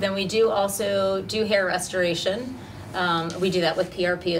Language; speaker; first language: English; native; English